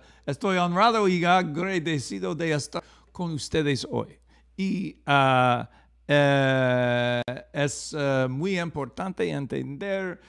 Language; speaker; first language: Spanish; non-native, learner; English